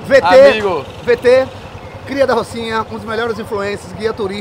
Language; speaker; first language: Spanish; non-native, learner; Portuguese